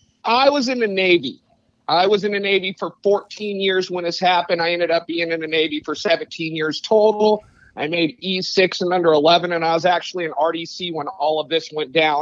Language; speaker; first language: English; native; English